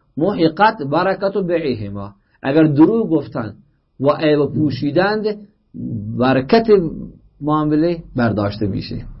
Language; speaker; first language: Persian; native; Persian